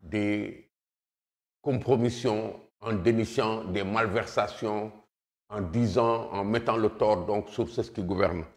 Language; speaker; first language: French; non-native, local second language; Wolof